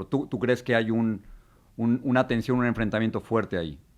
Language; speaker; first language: Spanish; native; Spanish